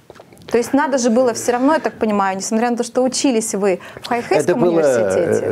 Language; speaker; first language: Russian; native; Russian